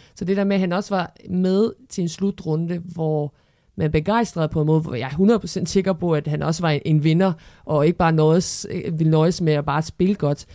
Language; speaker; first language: Danish; early bilingual, other home language; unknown